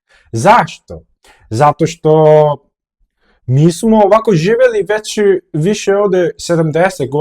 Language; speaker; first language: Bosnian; non-native, fluent; Korean